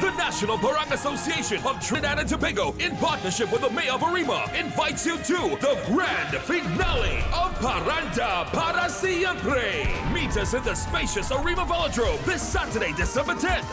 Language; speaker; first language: English; native; English